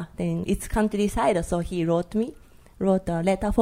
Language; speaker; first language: English; non-native, learner; Japanese